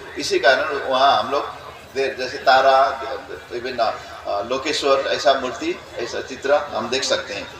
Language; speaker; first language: Hindi; non-native, fluent; Newari